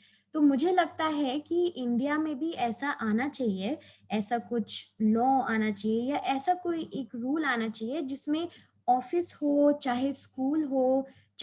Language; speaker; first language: Hindi; early bilingual, heritage; Hindi